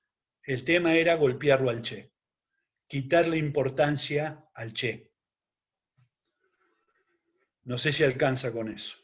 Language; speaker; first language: Spanish; native; Spanish